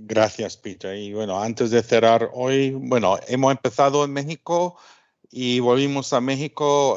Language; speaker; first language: Spanish; non-native, fluent; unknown